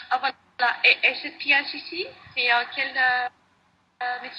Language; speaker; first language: French; non-native, learner; English